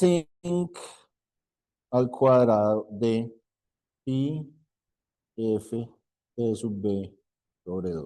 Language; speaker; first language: Spanish; native; Spanish